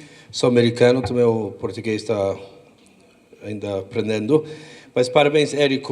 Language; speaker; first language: Portuguese; non-native, fluent; English